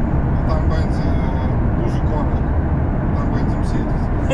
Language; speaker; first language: Polish; non-native, learner; Russian